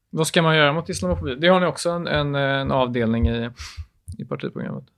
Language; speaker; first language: Swedish; early bilingual, other home language; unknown